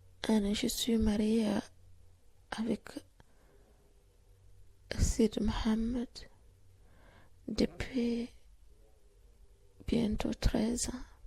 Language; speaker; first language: French; non-native, local second language; Fula